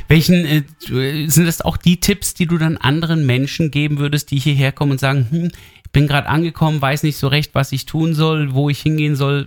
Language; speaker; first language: German; native; German